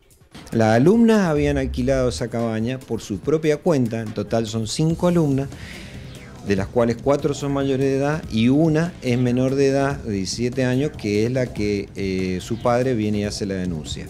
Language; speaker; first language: Spanish; native; Spanish